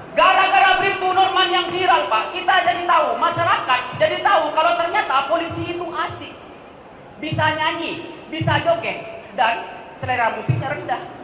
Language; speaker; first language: Indonesian; non-native, local second language; Madurese